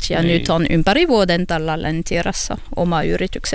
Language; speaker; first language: Finnish; non-native, fluent; French